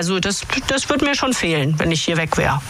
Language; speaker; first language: German; native; German